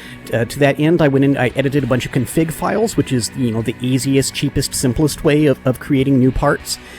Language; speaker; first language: English; native; English